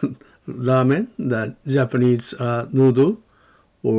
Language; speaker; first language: English; non-native, learner; Japanese